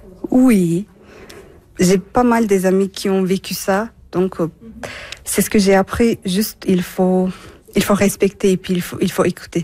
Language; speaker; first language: French; non-native, fluent; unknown